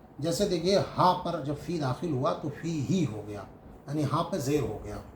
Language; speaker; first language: Urdu; native; Urdu